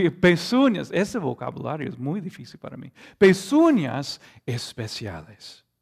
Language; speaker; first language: Spanish; non-native, fluent; English